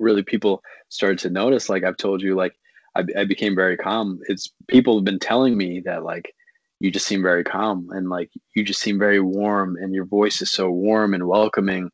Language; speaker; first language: English; native; English